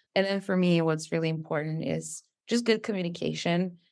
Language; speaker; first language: English; non-native, fluent; Serbian